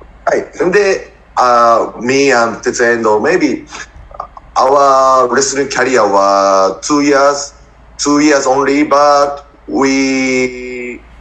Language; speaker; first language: English; non-native, learner; Japanese